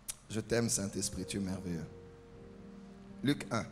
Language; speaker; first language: French; non-native, local second language; Lingala